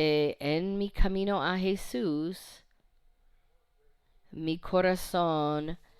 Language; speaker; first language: Spanish; non-native, fluent; English